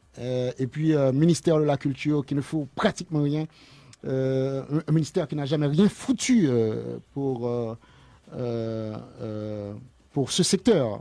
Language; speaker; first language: French; non-native, local second language; Haitian Creole